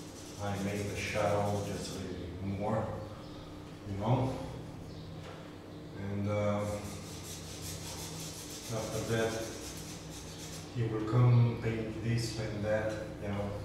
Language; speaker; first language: English; non-native, fluent; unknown